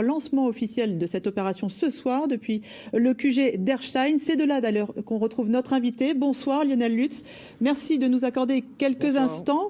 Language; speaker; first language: French; native; French